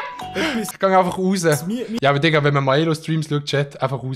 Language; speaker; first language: German; native; German